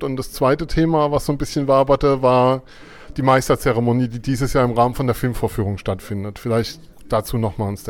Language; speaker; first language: German; native; German